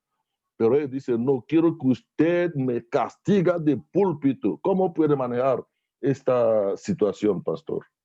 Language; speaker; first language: Spanish; non-native, learner; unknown